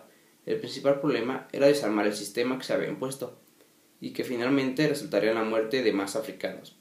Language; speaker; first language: Spanish; native; Spanish